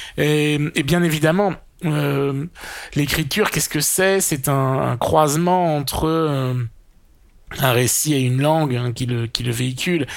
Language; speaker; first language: French; native; French